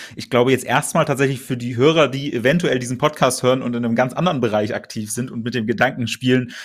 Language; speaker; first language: German; non-native, fluent; Russian